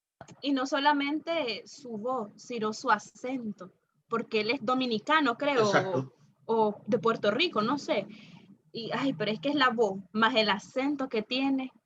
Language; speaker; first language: Spanish; native; Spanish